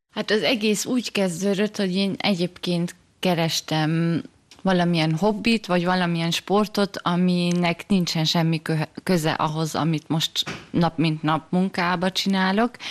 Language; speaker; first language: Hungarian; early bilingual, heritage; German